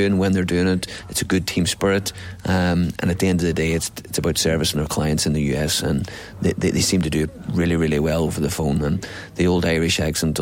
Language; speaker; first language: English; native; English